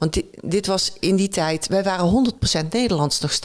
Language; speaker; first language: Dutch; native; Dutch